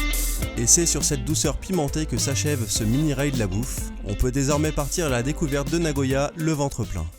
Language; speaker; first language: French; native; French